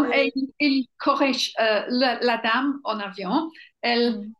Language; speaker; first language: French; non-native, fluent; English